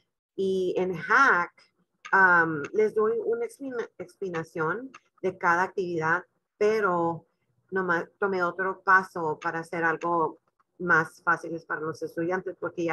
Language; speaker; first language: Spanish; non-native, local second language; English